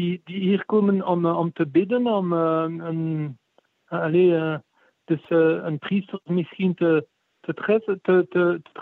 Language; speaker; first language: Dutch; non-native, fluent; French